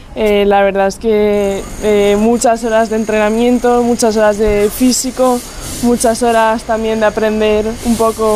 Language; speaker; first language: Spanish; native; Spanish